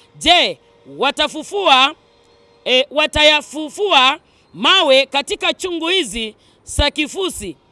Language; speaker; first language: Swahili; non-native, local second language; Luyia